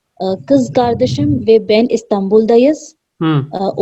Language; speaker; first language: Turkish; non-native, learner; Urdu